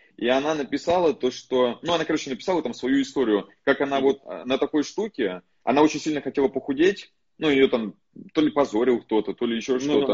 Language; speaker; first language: Russian; native; Russian